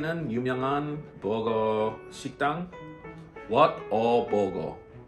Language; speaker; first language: Korean; non-native, learner; English